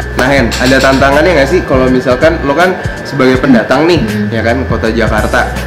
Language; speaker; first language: Indonesian; native; Indonesian